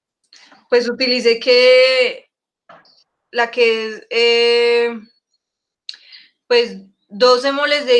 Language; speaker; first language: Spanish; native; Spanish